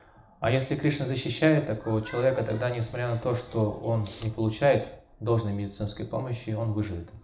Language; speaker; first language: Russian; native; Russian